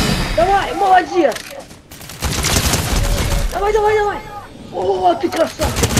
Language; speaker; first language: Russian; native; Russian